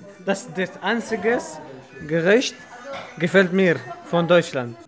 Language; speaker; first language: German; non-native, learner; Arabic